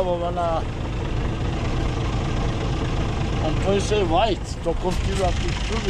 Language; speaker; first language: German; non-native, learner; Turkish